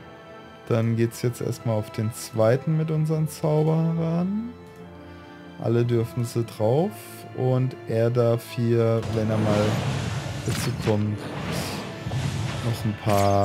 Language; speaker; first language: German; native; German